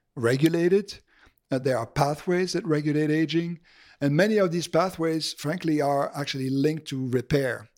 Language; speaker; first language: English; non-native, fluent; French